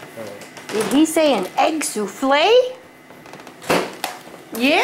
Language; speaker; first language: English; native; English